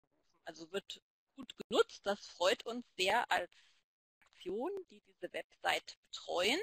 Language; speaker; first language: German; native; German